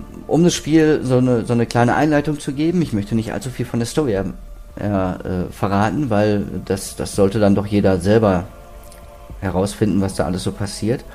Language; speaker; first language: German; native; German